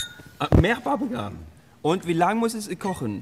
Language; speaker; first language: German; non-native, learner; Swedish